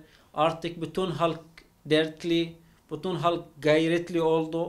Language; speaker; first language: Turkish; non-native, fluent; Arabic